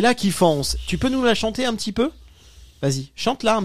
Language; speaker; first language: French; native; French